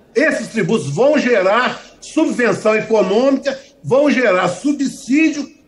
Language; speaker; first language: Portuguese; native; Portuguese